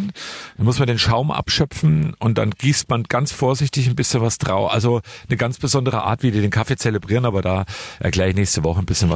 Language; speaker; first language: German; native; German